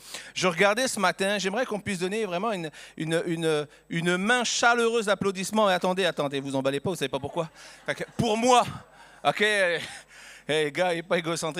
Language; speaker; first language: French; native; French